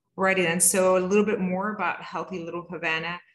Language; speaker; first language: English; native; English